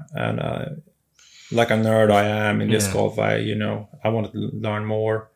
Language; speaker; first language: English; non-native, fluent; Swedish